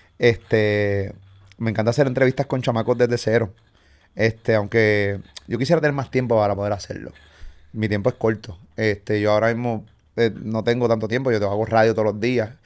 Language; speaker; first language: Spanish; native; Spanish